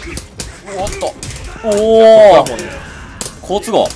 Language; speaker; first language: Japanese; native; Japanese